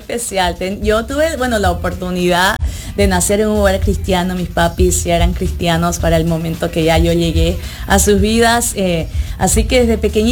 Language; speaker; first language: Spanish; early bilingual, heritage; Spanish